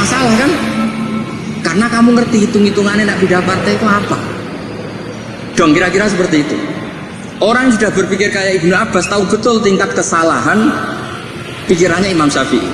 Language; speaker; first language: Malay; non-native, local second language; Javanese